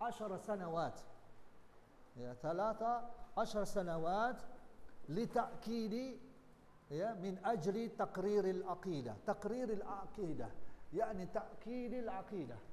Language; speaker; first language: Arabic; non-native, learner; Indonesian